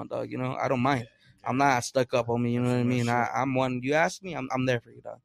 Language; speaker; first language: English; early bilingual, other home language; Spanish